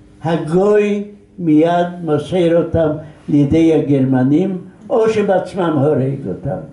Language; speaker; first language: Hebrew; non-native, fluent; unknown